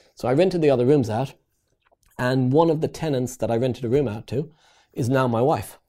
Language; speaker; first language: English; native; English